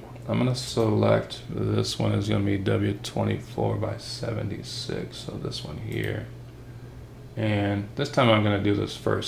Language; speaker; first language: English; native; English